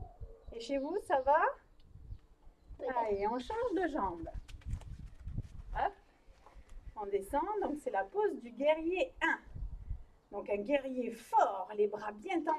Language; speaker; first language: French; native; French